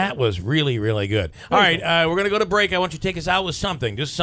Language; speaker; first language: English; native; English